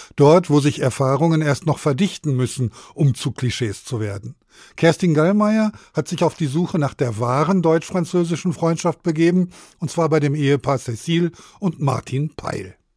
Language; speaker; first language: German; native; German